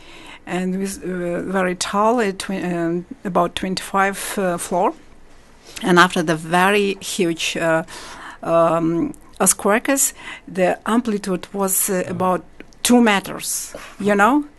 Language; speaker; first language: English; non-native, learner; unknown